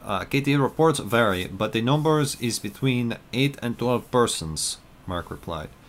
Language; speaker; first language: English; native; English